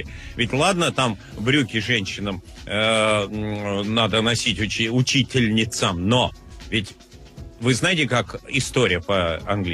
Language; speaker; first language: Russian; native; Russian